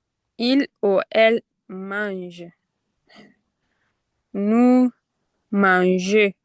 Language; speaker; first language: French; non-native, learner; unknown